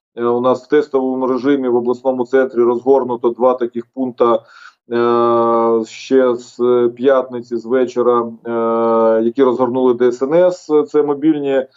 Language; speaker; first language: Ukrainian; native; Ukrainian